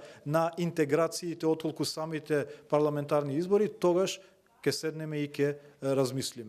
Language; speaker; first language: Macedonian; non-native, local second language; Albanian